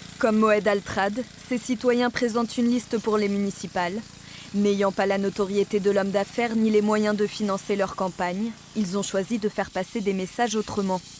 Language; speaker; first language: French; native; French